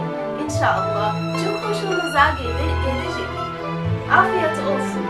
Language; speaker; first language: Turkish; non-native, learner; Arabic